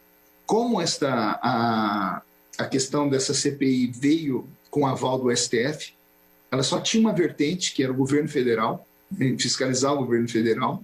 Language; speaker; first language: Portuguese; native; Portuguese